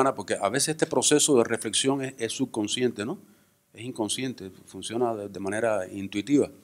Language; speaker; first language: Spanish; native; Spanish